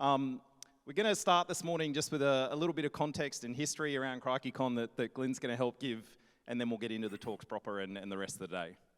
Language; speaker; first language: English; native; English